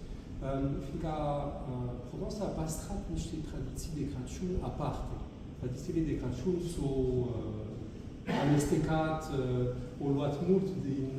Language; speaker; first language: Romanian; non-native, fluent; French